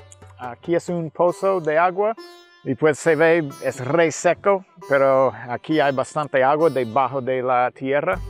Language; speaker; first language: Spanish; non-native, fluent; English